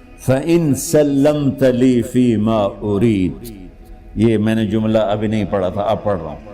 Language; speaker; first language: Urdu; non-native, local second language; Punjabi